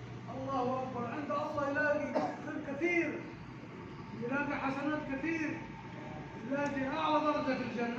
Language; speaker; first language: Arabic; non-native, learner; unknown